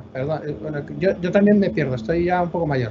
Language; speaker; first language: Spanish; native; Spanish